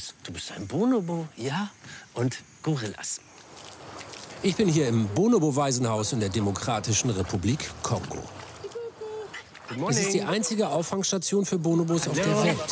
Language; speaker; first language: German; native; German